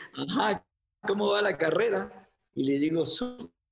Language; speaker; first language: Spanish; native; Spanish